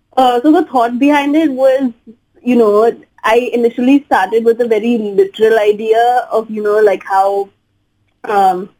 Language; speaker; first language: English; non-native, local second language; Hindi